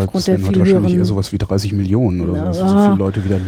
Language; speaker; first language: German; native; German